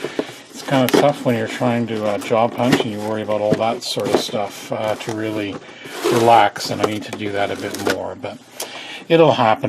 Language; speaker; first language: English; native; English